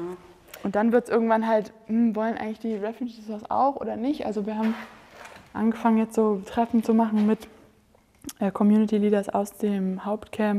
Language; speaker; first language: German; native; German